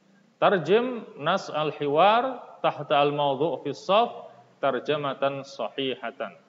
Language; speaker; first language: Arabic; non-native, fluent; Indonesian